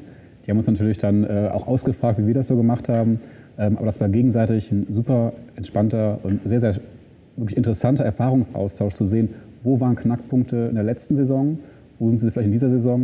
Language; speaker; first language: German; native; German